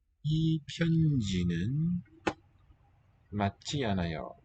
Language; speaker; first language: Korean; non-native, learner; English